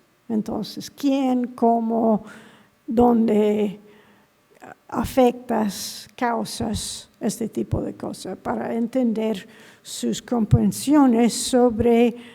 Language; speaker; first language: Spanish; non-native, fluent; English